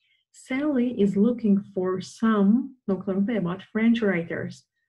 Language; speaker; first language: English; non-native, fluent; Turkish